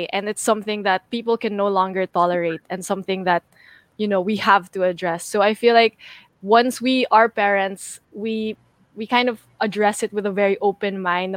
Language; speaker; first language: English; native; English